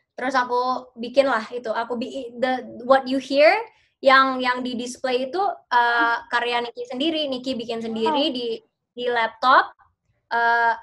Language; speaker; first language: Indonesian; native; Indonesian